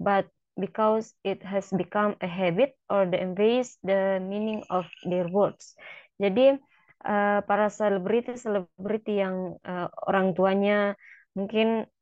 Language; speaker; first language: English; non-native, learner; Indonesian